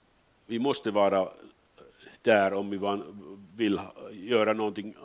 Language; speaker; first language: Swedish; non-native, learner; Finnish